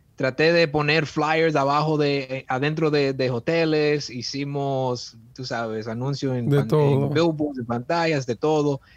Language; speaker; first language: Spanish; early bilingual, heritage; Spanish